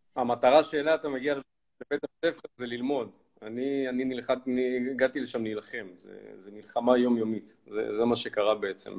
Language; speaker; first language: Hebrew; early bilingual, other home language; Russian